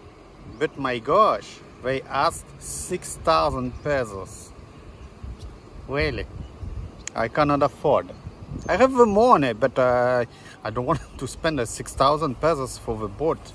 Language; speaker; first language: English; non-native, learner; French